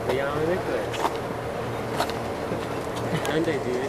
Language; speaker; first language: Spanish; non-native, learner; English